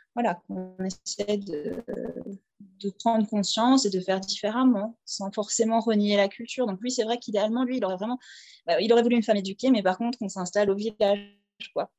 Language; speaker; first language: French; native; French